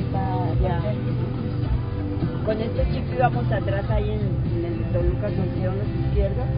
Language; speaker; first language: Spanish; native; Spanish